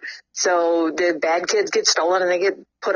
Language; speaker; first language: English; native; English